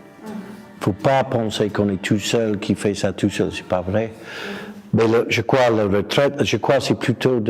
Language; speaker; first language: French; non-native, fluent; English